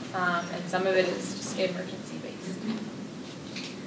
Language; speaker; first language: English; native; English